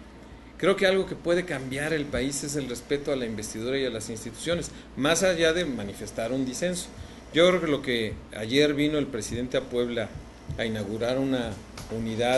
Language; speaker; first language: Spanish; native; Spanish